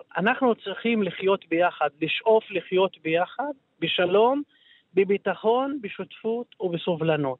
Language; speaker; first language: Hebrew; non-native, local second language; Arabic